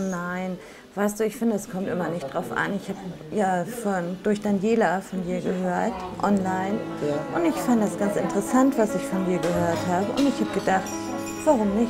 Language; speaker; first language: German; native; German